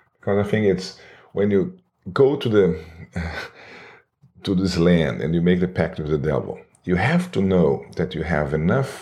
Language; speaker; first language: English; non-native, fluent; Portuguese